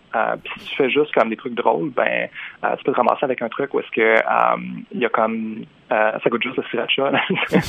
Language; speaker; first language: French; native; French